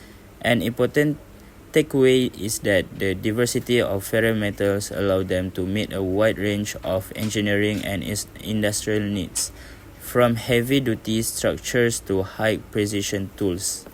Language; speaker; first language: English; non-native, local second language; Malay